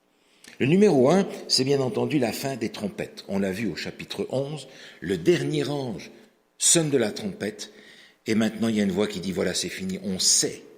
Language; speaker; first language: French; native; French